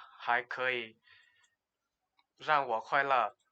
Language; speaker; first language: Chinese; non-native, learner; Lao